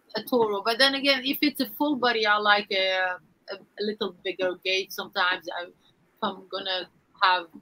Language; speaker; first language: English; non-native, fluent; Arabic